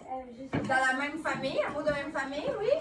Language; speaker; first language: French; native; French